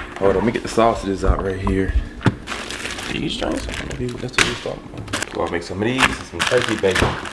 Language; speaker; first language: English; native; English